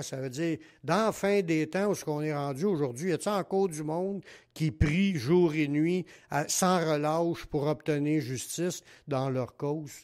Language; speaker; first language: French; native; French